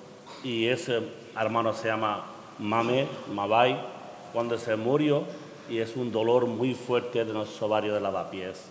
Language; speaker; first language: Spanish; non-native, learner; Bangla